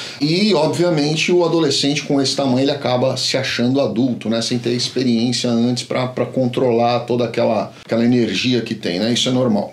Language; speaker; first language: Portuguese; native; Portuguese